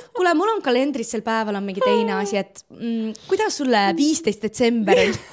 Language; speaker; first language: Estonian; non-native, local second language; Russian